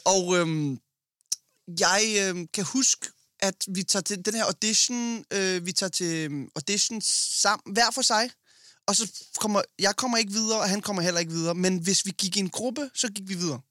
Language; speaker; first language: Danish; early bilingual, other home language; Arabic